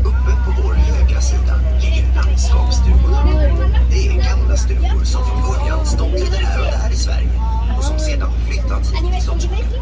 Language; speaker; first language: Swedish; native; Swedish